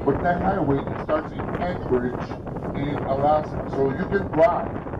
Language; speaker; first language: English; non-native, fluent; Spanish